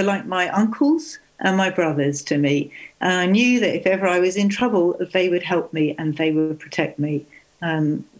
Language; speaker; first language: English; native; English